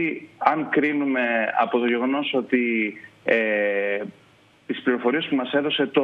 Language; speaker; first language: Greek; native; Greek